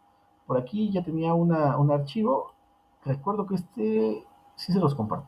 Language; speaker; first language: Spanish; native; Spanish